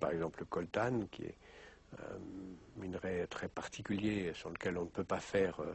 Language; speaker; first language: French; native; French